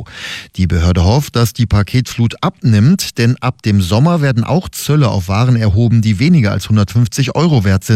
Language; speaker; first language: German; native; German